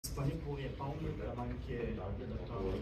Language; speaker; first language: French; native; French